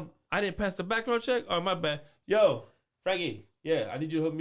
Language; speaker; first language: English; native; English